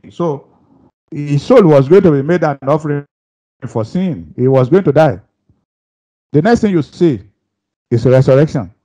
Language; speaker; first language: English; non-native, local second language; Yoruba